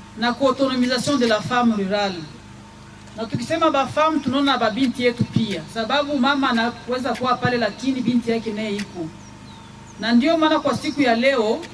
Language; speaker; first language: Swahili; native; Swahili